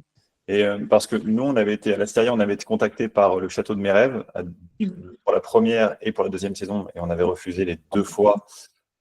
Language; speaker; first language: French; native; French